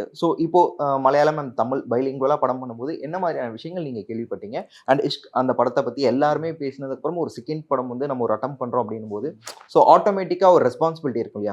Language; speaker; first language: Tamil; native; Tamil